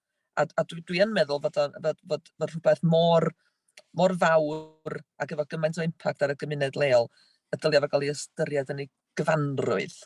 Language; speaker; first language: Welsh; native; Welsh